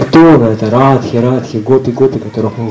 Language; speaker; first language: Russian; native; Russian